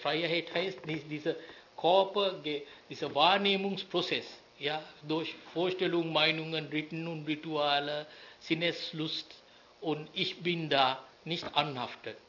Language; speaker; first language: German; non-native, learner; Sinhala